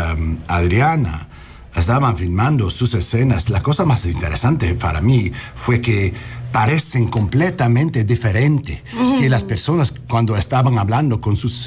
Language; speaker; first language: Spanish; non-native, learner; English